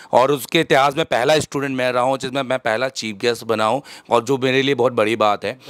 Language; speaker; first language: Hindi; native; Hindi